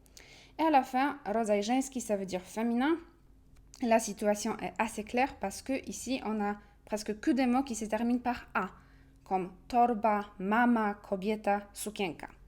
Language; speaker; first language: French; non-native, fluent; Polish